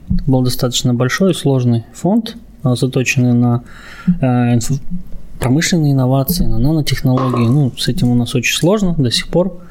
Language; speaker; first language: Russian; native; Russian